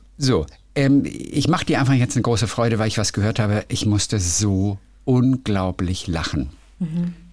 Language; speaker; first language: German; native; German